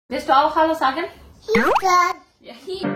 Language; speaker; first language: German; non-native, learner; Indonesian